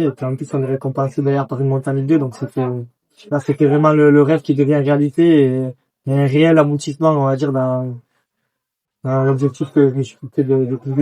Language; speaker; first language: French; native; French